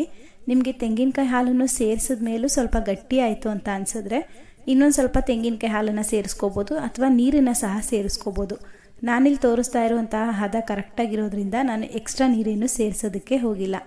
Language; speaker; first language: Kannada; native; Kannada